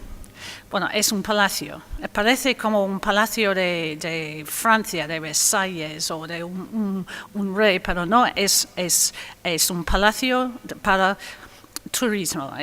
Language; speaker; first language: Spanish; non-native, fluent; English